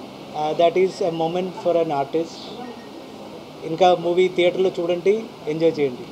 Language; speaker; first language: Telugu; non-native, fluent; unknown